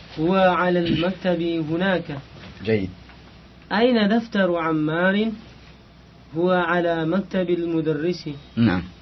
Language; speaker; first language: Arabic; non-native, learner; Indonesian